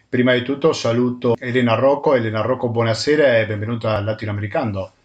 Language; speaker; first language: Italian; non-native, fluent; Spanish